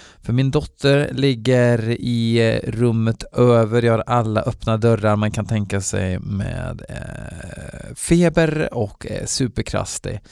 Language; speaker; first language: Swedish; native; Swedish